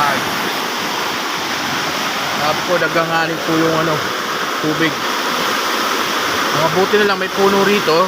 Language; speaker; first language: Filipino; native; Filipino